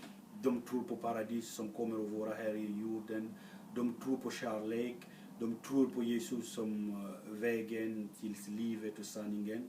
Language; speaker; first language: Swedish; non-native, fluent; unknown